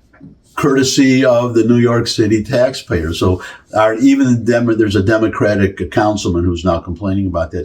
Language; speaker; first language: English; native; English